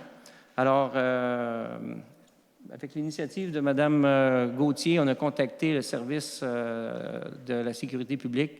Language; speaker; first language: French; native; French